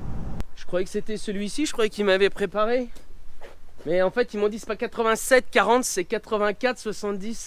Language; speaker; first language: French; native; French